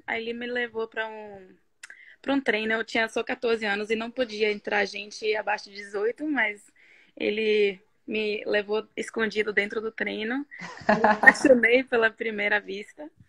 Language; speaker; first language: Portuguese; non-native, fluent; Norwegian